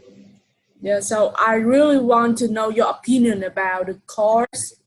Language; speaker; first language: English; non-native, fluent; Vietnamese